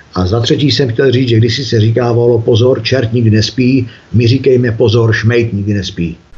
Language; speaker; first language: Czech; native; Czech